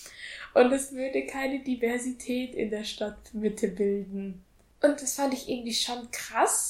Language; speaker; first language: German; native; German